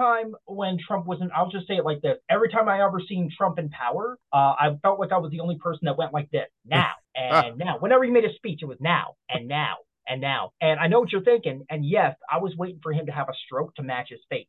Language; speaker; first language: English; native; English